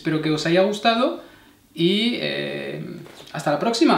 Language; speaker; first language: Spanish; non-native, fluent; French